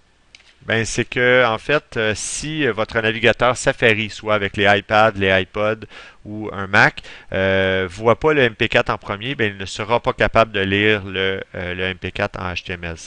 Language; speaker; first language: French; native; French